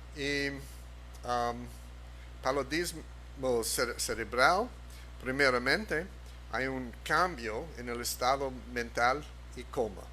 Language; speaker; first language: Spanish; non-native, fluent; English